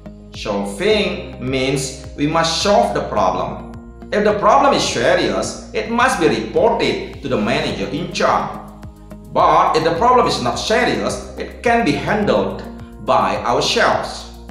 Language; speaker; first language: English; non-native, fluent; Indonesian